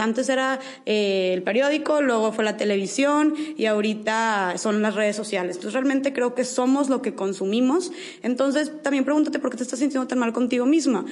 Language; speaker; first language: Spanish; native; Spanish